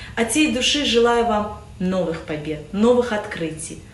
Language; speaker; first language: Russian; native; Russian